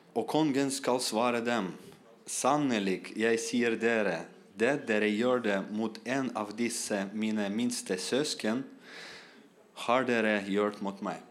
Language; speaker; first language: Norwegian; non-native, learner; Russian